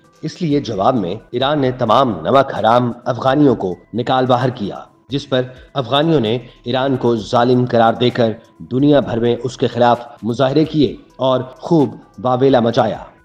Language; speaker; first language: Urdu; native; Urdu